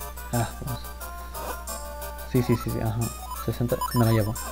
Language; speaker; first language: Spanish; early bilingual, heritage; Spanish